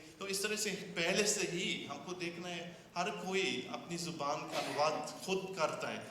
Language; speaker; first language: Hindi; non-native, fluent; German